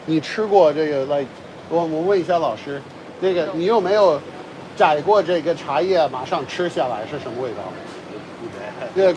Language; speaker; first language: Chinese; non-native, fluent; English